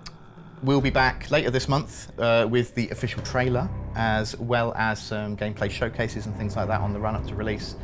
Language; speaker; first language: English; native; English